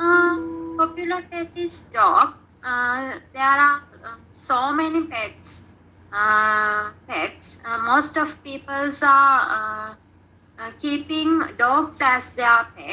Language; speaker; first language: English; non-native, learner; Sinhala